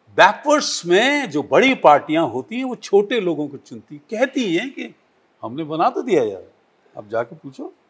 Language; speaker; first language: Hindi; native; Hindi